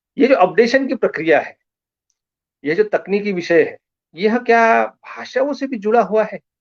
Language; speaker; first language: Hindi; non-native, local second language; Marathi